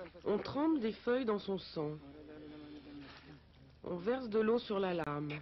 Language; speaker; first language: French; native; French